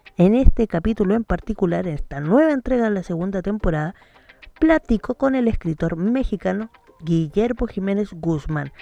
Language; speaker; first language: Spanish; native; Spanish